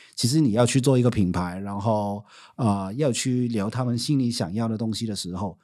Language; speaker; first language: Chinese; non-native, fluent; Cantonese